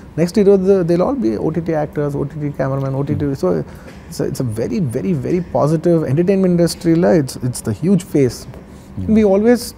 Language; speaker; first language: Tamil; non-native, local second language; Telugu